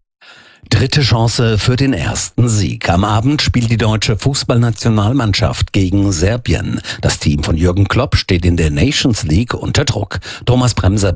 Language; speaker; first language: German; native; German